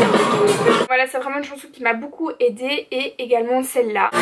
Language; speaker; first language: French; native; French